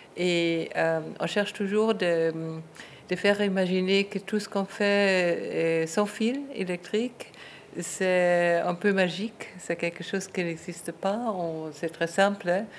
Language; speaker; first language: French; non-native, fluent; German